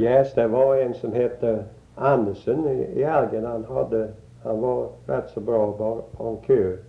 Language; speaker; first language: Swedish; early bilingual, heritage; Swedish